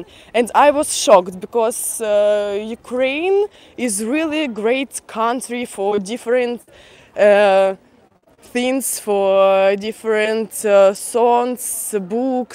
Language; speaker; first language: English; non-native, fluent; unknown